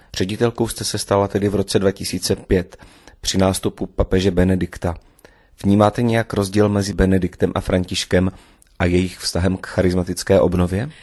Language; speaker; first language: Czech; native; Czech